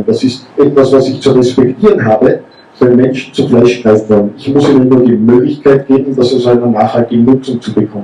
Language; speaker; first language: German; native; German